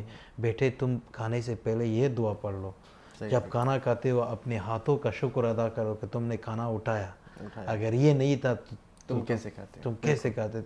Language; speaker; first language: Hindi; non-native, fluent; Pashto